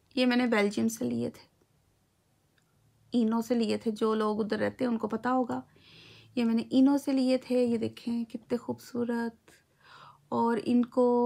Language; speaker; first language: Urdu; native; Urdu